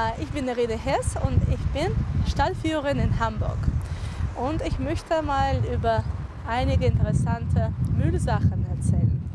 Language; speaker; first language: German; non-native, fluent; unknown